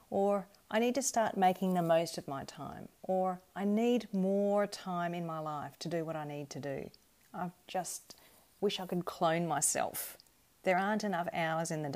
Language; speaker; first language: English; native; English